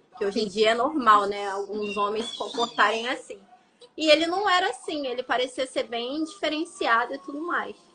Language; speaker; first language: Portuguese; native; Portuguese